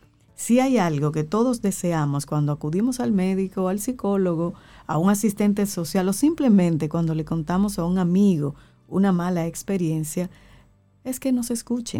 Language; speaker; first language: Spanish; native; Spanish